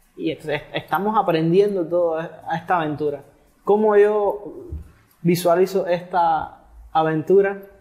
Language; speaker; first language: Spanish; native; Spanish